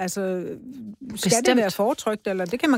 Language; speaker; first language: Danish; native; Danish